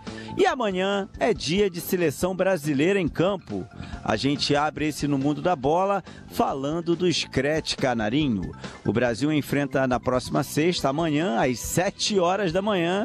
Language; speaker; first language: Portuguese; native; Portuguese